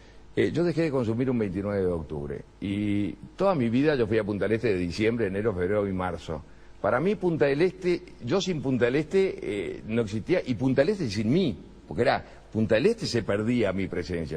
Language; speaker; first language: Spanish; native; Spanish